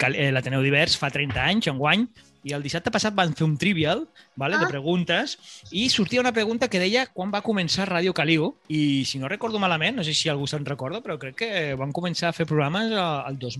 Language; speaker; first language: Catalan; native; Catalan